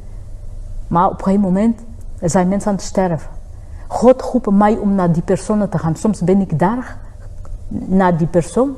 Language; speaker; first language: Dutch; non-native, fluent; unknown